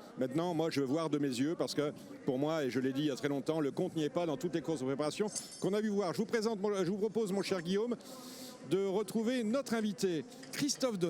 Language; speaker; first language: French; native; French